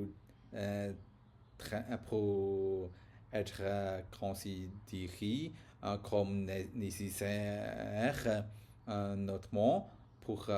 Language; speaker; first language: French; non-native, learner; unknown